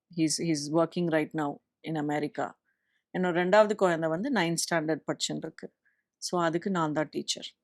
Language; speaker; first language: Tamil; native; Tamil